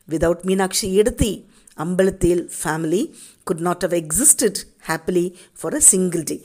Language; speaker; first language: English; non-native, local second language; Tamil